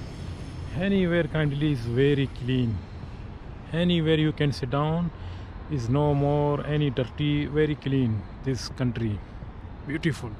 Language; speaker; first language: English; non-native, learner; Urdu